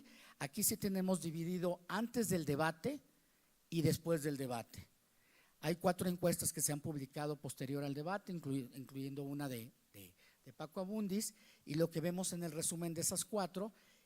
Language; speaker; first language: Spanish; native; Spanish